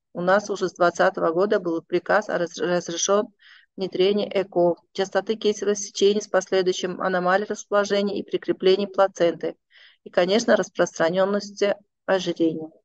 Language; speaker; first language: Russian; non-native, local second language; Uzbek